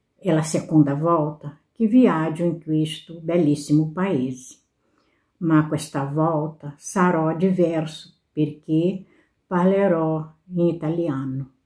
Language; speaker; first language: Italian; non-native, learner; Portuguese